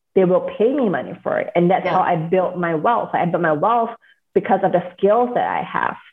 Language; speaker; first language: English; native; English